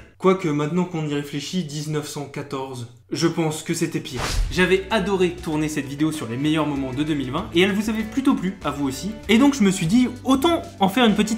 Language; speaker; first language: French; native; French